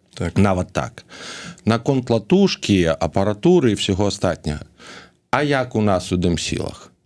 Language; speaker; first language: Belarusian; native; Belarusian